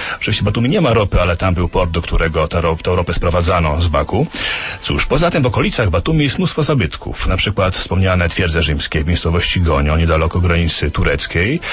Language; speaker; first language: Polish; native; Polish